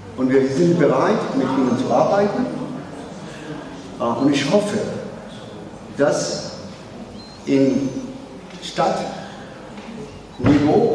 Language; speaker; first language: German; non-native, learner; Somali